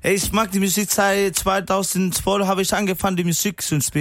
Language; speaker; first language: German; non-native, learner; Spanish